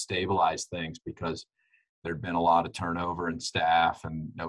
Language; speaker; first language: English; native; English